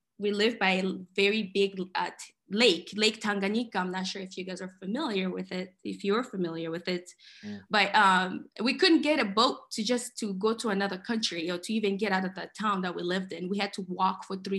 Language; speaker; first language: English; non-native, fluent; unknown